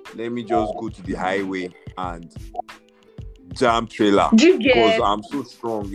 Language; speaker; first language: English; non-native, local second language; Yoruba